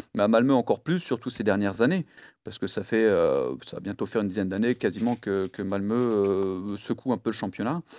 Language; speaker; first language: French; native; French